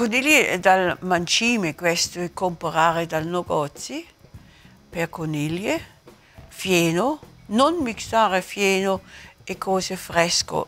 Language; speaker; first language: Italian; non-native, learner; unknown